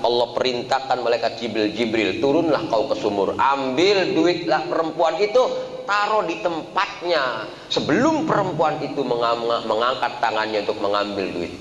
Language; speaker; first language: Indonesian; native; Indonesian